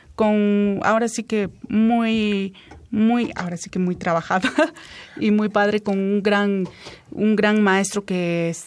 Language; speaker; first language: Spanish; native; Spanish